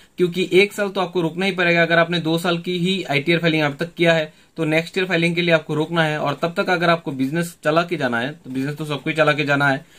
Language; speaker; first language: Hindi; non-native, local second language; Bangla